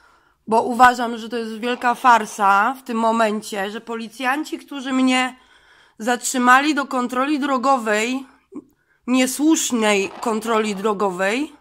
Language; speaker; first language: Polish; native; Polish